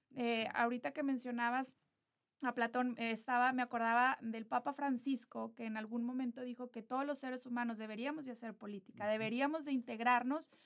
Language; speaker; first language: Spanish; native; Spanish